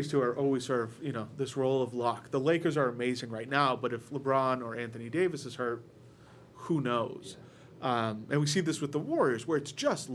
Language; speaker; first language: English; native; English